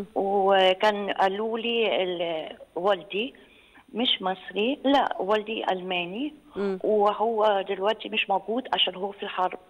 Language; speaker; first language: Arabic; non-native, fluent; French